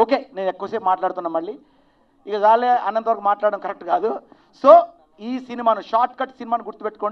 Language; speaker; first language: Telugu; native; Telugu